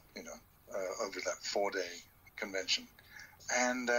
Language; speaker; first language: English; native; English